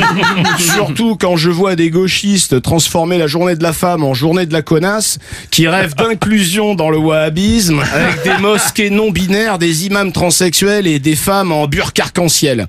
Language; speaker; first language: French; native; French